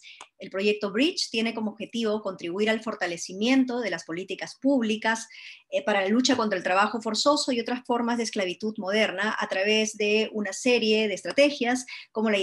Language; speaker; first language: Spanish; native; Spanish